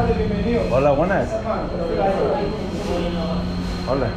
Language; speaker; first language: Spanish; non-native, learner; English